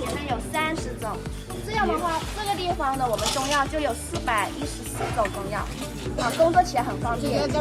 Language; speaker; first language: Chinese; native; Chinese